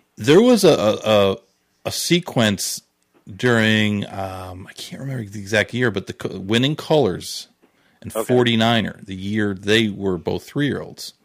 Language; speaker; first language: English; native; English